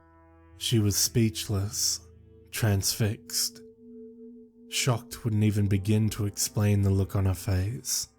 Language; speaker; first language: English; native; English